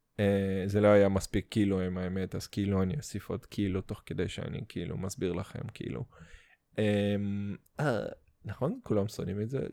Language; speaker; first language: Hebrew; non-native, fluent; Russian